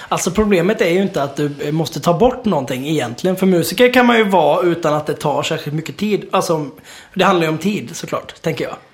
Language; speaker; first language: Swedish; native; Swedish